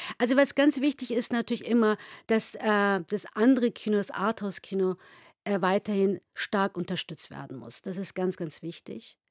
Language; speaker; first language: German; early bilingual, other home language; Turkish